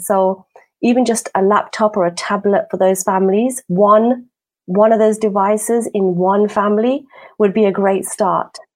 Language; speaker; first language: English; native; English